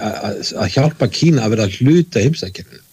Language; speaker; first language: Icelandic; native; Icelandic